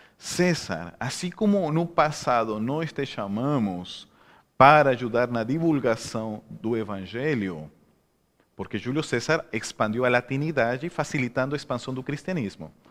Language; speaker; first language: Portuguese; non-native, fluent; Spanish